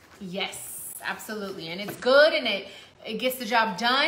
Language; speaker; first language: English; early bilingual, other home language; Spanish